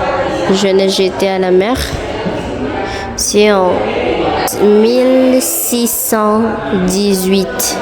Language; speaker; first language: French; non-native, learner; Indonesian